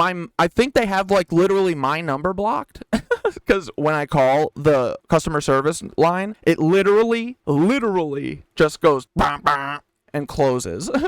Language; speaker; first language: English; native; English